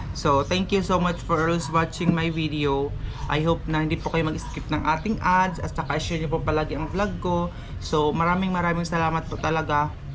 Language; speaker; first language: Filipino; non-native, local second language; Cebuano